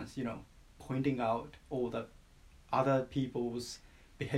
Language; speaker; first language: English; non-native, fluent; Japanese